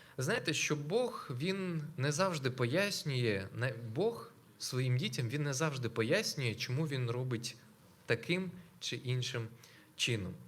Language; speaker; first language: Ukrainian; non-native, local second language; Russian